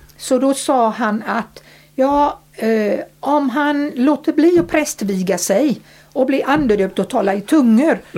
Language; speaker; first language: Swedish; early bilingual, other home language; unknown